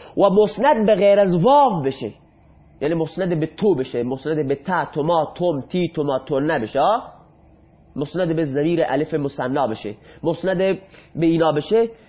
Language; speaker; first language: Persian; non-native, local second language; Baluchi